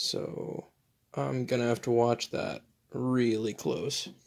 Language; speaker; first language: English; native; English